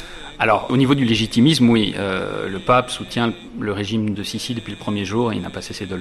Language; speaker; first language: French; native; French